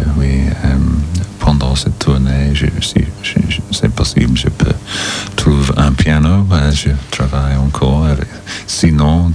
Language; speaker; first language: French; non-native, learner; English